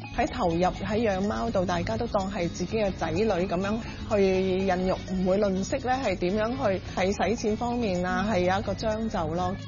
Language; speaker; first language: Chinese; non-native, local second language; Cantonese